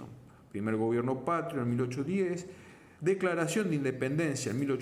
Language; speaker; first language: Spanish; native; Spanish